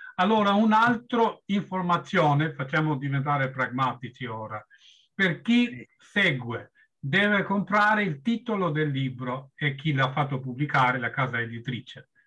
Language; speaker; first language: Italian; non-native, fluent; Albanian